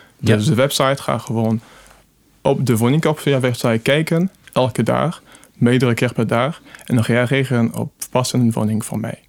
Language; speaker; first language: Dutch; non-native, fluent; French